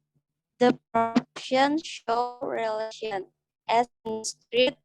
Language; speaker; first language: English; non-native, learner; Indonesian